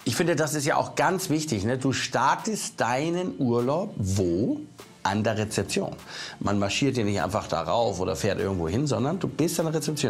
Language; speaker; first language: German; native; German